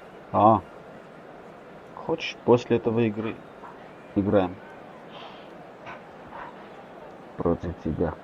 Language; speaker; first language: Russian; non-native, local second language; Armenian